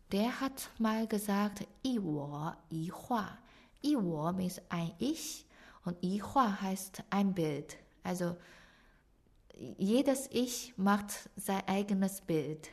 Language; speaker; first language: German; non-native, fluent; Chinese